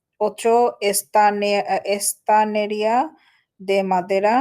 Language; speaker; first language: Spanish; non-native, learner; Bangla